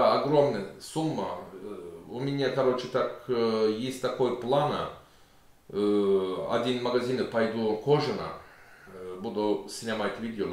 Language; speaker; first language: Russian; non-native, learner; Turkish